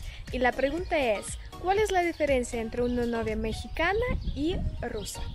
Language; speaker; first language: Spanish; non-native, fluent; Russian